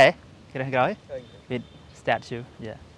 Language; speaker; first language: English; non-native, learner; Khmer